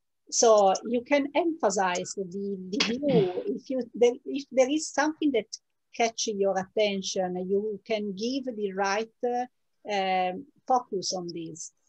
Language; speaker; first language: English; non-native, fluent; Italian